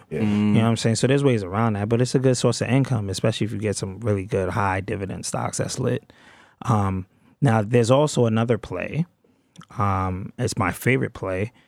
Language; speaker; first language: English; native; English